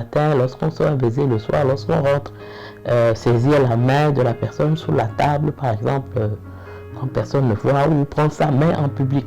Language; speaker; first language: French; native; French